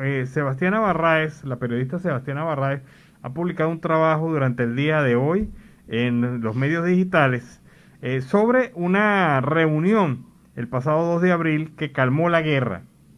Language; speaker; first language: Spanish; native; Spanish